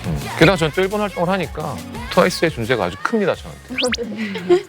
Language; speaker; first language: Korean; native; Korean